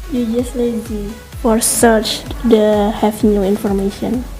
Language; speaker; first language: English; non-native, learner; Indonesian